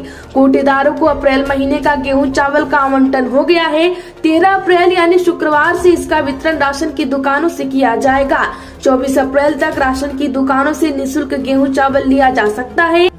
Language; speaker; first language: Hindi; native; Hindi